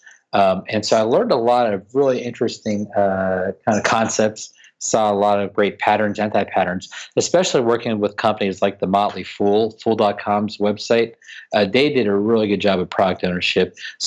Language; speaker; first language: English; native; English